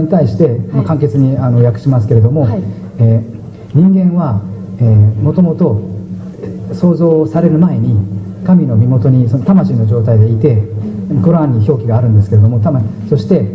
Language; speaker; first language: Japanese; native; Japanese